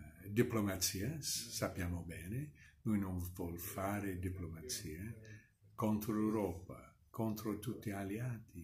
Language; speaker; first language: Italian; non-native, fluent; English